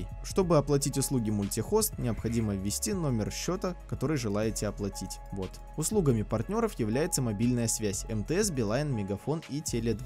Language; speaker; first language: Russian; native; Russian